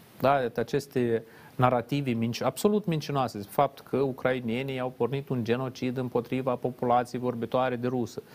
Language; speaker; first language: Romanian; native; Romanian